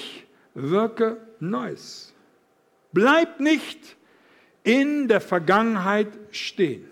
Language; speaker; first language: German; native; German